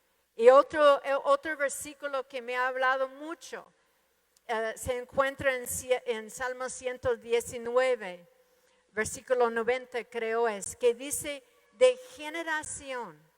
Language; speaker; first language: Spanish; non-native, fluent; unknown